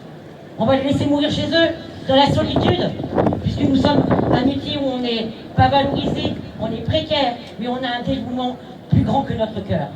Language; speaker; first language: French; native; French